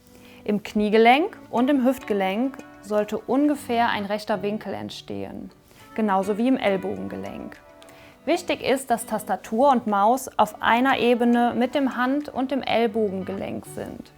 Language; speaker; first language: German; native; German